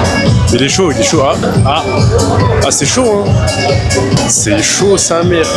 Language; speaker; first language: French; native; French